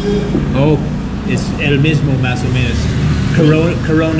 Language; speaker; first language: Spanish; non-native, learner; English